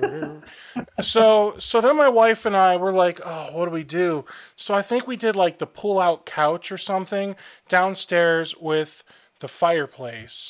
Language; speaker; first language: English; native; English